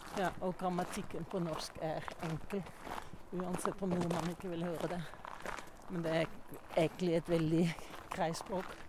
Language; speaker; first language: Norwegian; non-native, fluent; Dutch